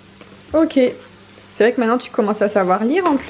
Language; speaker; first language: French; native; French